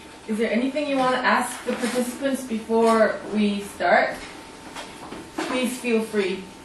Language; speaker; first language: English; non-native, fluent; Korean